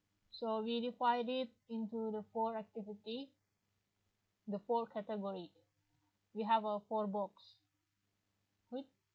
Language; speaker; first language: English; non-native, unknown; Indonesian